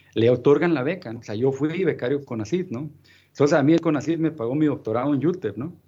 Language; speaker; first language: Spanish; native; Spanish